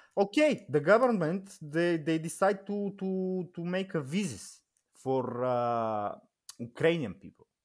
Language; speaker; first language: English; non-native, learner; Bulgarian